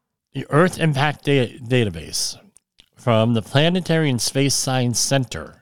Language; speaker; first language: English; native; English